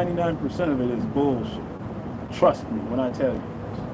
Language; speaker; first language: English; native; English